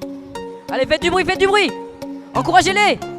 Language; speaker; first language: French; native; French